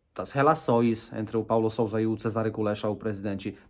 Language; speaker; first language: Portuguese; non-native, fluent; Polish